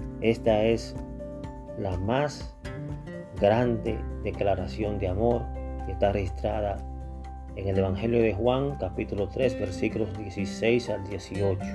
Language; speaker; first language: Spanish; native; Spanish